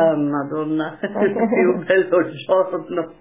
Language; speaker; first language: Italian; non-native, local second language; German